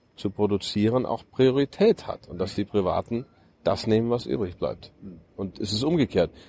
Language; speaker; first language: German; native; German